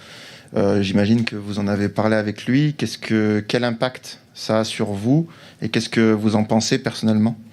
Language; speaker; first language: French; native; French